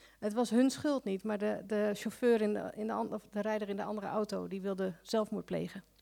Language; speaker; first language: Dutch; native; Dutch